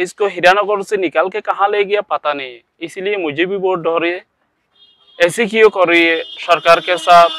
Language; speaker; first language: Hindi; non-native, learner; Rohingya